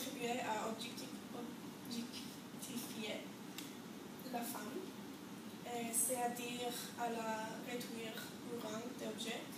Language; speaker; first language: French; non-native, learner; English